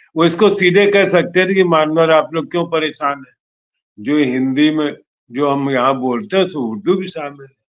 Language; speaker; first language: Hindi; native; Hindi